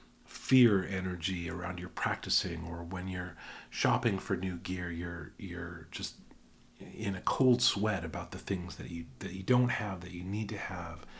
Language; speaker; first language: English; native; English